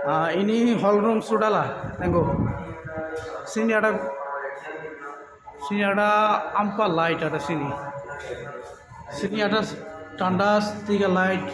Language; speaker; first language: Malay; non-native, learner; Bangla